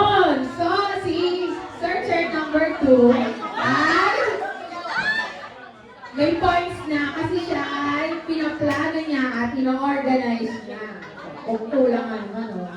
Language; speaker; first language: Filipino; native; Filipino